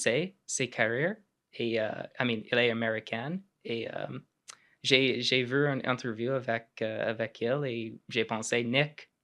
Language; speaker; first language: French; non-native, local second language; English